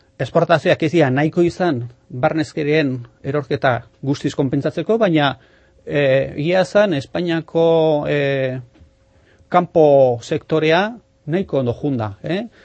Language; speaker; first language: Basque; non-native, local second language; Spanish